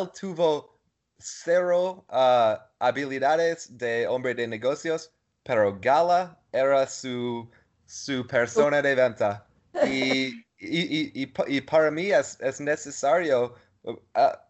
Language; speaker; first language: Spanish; non-native, learner; English